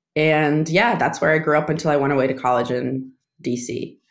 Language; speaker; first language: English; early bilingual, other home language; Russian